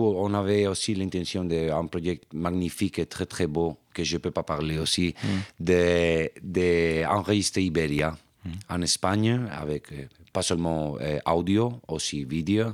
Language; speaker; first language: French; non-native, fluent; Spanish